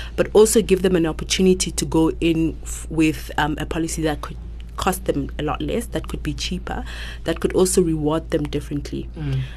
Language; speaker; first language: English; non-native, local second language; Southern Sotho